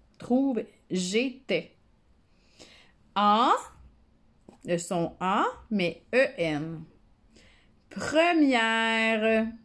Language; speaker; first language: French; native; French